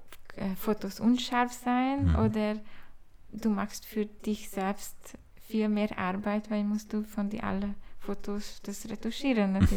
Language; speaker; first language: German; non-native, learner; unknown